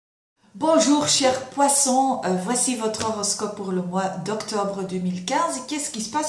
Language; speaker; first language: French; non-native, fluent; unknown